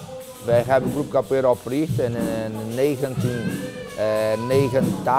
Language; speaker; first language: Dutch; non-native, fluent; Portuguese